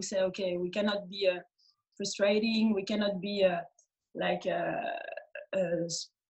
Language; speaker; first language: English; non-native, fluent; French